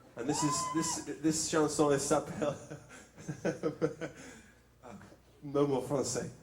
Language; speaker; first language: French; non-native, learner; English